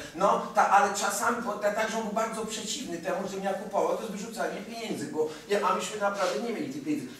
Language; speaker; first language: Polish; early bilingual, heritage; Polish